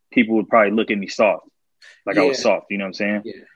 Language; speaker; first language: English; native; English